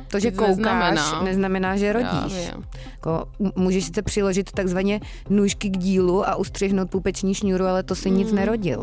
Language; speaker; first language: Czech; native; Czech